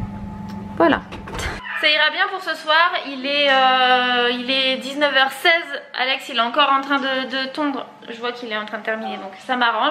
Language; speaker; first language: French; native; French